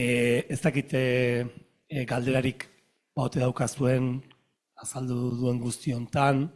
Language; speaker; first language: Basque; native; Basque